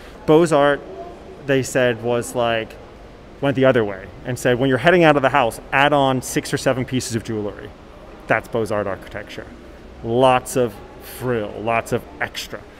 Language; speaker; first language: English; native; English